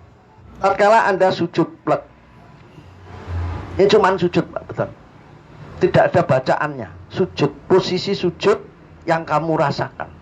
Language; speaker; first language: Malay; non-native, local second language; Javanese